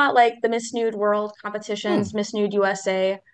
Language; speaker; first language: English; native; English